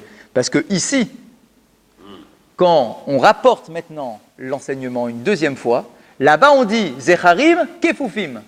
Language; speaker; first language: French; native; French